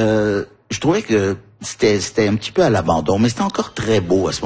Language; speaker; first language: French; early bilingual, heritage; French